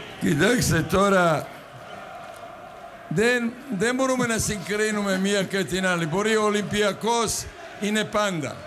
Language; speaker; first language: Greek; non-native, fluent; Serbian